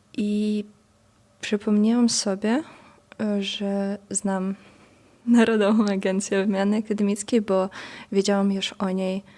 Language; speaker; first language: Polish; non-native, fluent; Russian